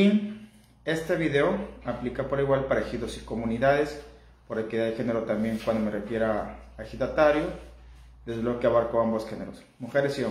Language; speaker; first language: Spanish; native; Spanish